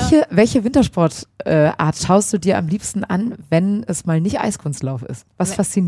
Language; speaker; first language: German; native; German